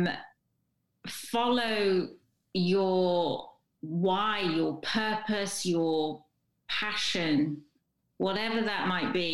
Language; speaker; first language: English; native; English